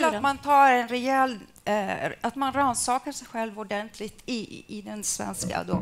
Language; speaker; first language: Swedish; non-native, fluent; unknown